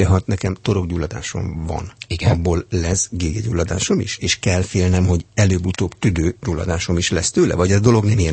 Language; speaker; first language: Hungarian; native; Hungarian